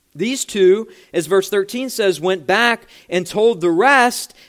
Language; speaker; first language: English; native; English